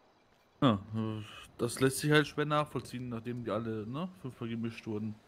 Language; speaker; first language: German; native; German